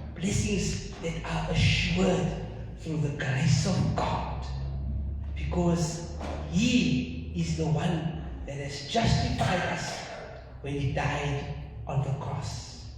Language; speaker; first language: English; non-native, local second language; Afrikaans